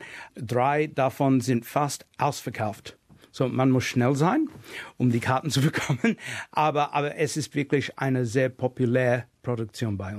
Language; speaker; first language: German; non-native, fluent; English